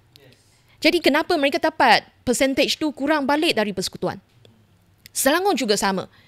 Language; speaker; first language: Malay; non-native, local second language; Chinese